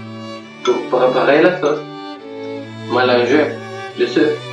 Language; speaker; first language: French; non-native, learner; Spanish